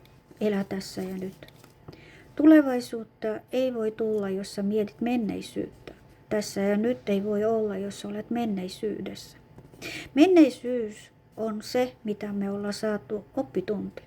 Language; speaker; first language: Finnish; non-native, fluent; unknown